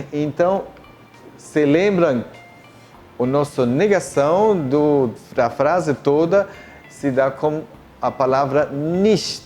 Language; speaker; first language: Portuguese; non-native, fluent; German